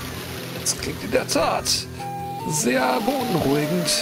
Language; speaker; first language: German; native; German